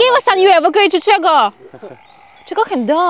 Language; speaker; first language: Chinese; non-native, learner; Ukrainian